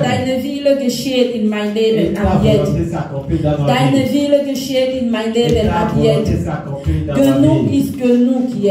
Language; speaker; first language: German; non-native, learner; French